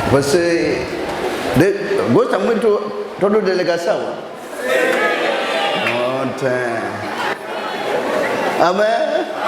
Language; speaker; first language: Portuguese; non-native, learner; Lingala